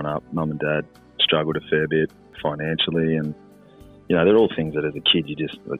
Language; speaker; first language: English; native; English